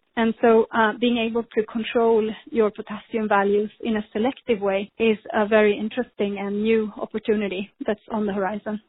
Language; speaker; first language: English; non-native, fluent; Swedish